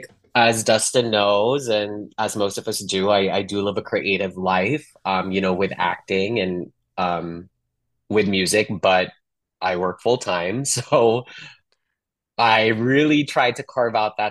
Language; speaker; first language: English; non-native, local second language; Filipino